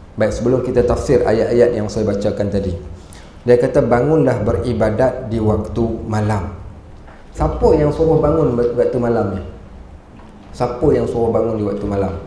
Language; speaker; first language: Malay; native; Malay